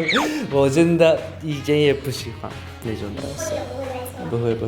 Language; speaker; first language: Chinese; non-native, learner; Japanese